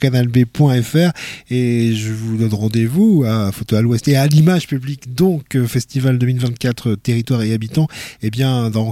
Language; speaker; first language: French; native; French